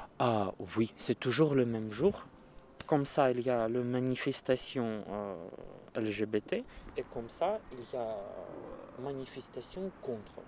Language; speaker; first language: French; non-native, learner; Russian